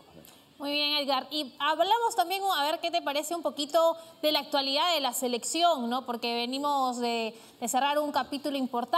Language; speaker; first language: Spanish; native; Spanish